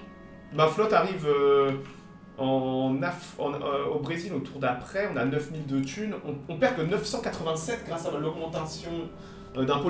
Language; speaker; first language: French; native; French